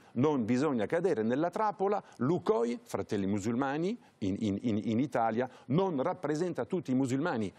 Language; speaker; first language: Italian; early bilingual, heritage; French